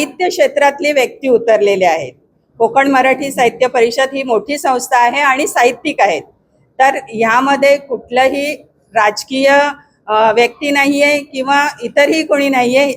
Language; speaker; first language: Marathi; native; Marathi